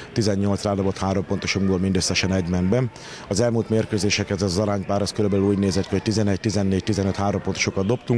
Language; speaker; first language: Hungarian; native; Hungarian